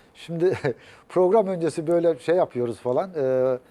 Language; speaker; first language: Turkish; native; Turkish